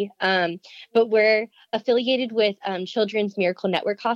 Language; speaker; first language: English; native; English